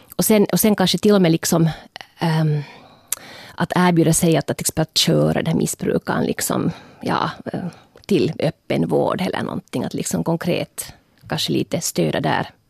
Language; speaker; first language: Swedish; native; Swedish